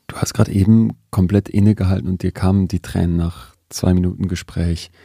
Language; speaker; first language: German; native; German